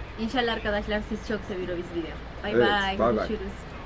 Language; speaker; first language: Turkish; non-native, learner; Spanish